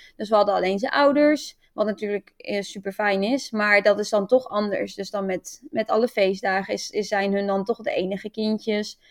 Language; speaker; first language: Dutch; native; Dutch